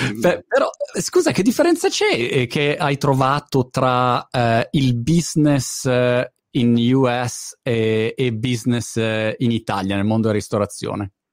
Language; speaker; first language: Italian; native; Italian